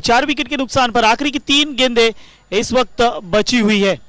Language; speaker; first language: Hindi; non-native, local second language; Marathi